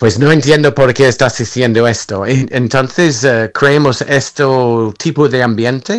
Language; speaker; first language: Spanish; non-native, fluent; English